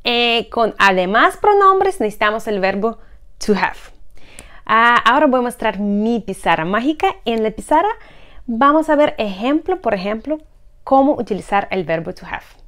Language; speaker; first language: Spanish; non-native, fluent; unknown